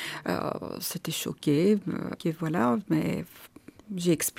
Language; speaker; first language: French; non-native, learner; Armenian